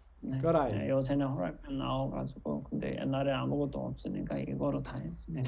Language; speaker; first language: Korean; non-native, fluent; Nepali